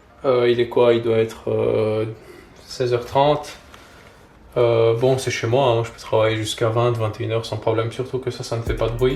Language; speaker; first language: French; native; French